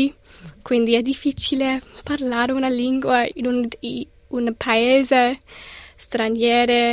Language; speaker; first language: Italian; non-native, learner; English